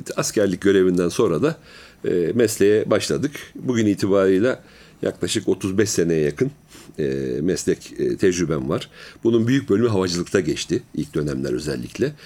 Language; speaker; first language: Turkish; native; Turkish